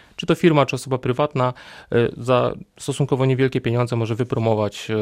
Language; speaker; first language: Polish; native; Polish